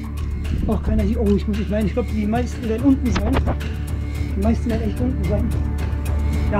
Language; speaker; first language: German; native; German